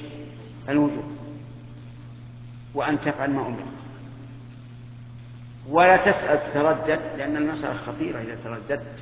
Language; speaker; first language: Arabic; native; Arabic